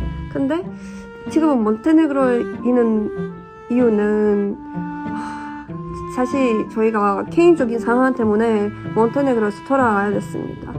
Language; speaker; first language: Korean; non-native, learner; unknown